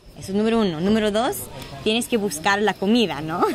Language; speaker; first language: Spanish; early bilingual, heritage; Spanish